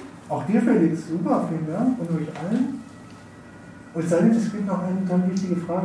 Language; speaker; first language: German; native; German